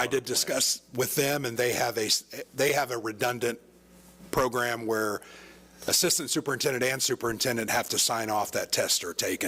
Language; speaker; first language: English; native; English